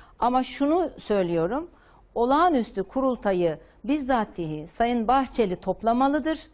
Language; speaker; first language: Turkish; native; Turkish